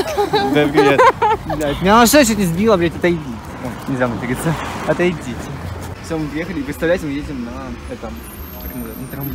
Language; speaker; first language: Russian; native; Russian